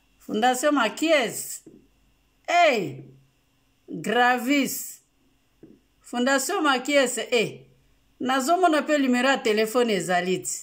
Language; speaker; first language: Portuguese; non-native, local second language; Lingala